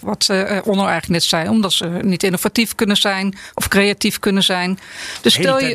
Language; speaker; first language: Dutch; native; Dutch